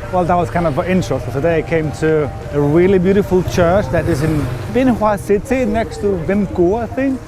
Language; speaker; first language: English; non-native, fluent; Lithuanian